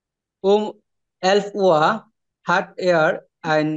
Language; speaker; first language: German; non-native, learner; Bangla